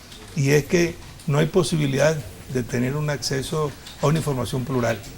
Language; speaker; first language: Spanish; native; Spanish